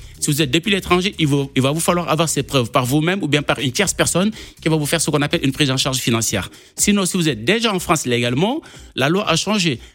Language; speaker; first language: French; non-native, local second language; Wolof